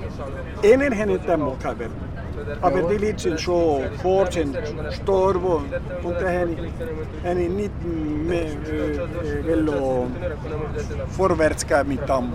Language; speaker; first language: German; non-native, learner; Spanish